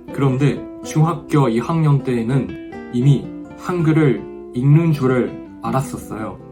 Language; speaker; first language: Korean; non-native, fluent; Japanese